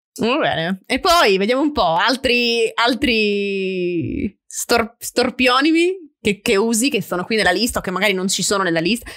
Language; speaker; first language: Italian; native; Italian